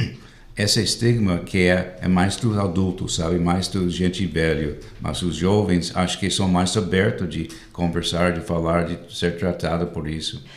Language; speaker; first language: Portuguese; non-native, fluent; English